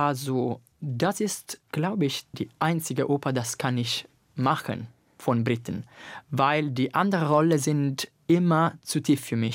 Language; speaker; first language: German; non-native, fluent; Italian